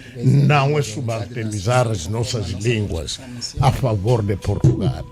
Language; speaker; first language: Portuguese; non-native, local second language; Kongo